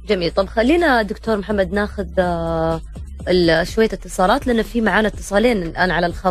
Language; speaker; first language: Arabic; native; Arabic